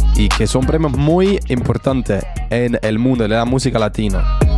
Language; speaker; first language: Spanish; non-native, fluent; English